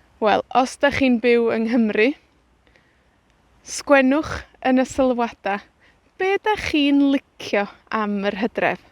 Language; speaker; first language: Welsh; native; Welsh